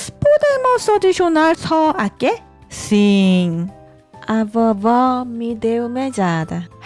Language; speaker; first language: Portuguese; non-native, learner; Korean